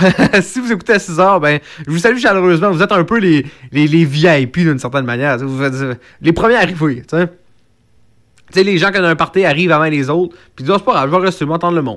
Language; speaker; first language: French; native; French